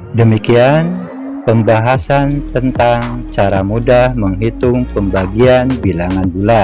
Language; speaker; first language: Indonesian; native; Indonesian